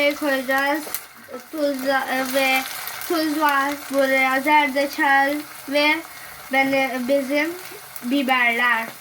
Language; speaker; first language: Turkish; non-native, learner; Hindi